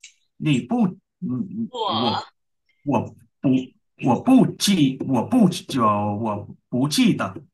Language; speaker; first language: Chinese; non-native, learner; Vietnamese